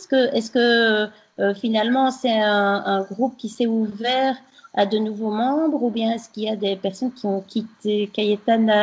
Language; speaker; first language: French; native; French